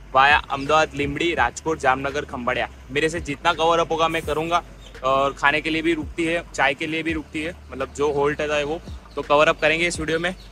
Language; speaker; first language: Hindi; non-native, local second language; Gujarati